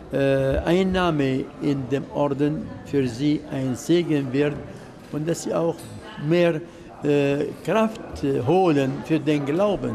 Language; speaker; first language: German; non-native, fluent; Arabic